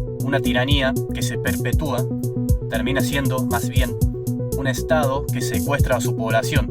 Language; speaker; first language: Spanish; native; Spanish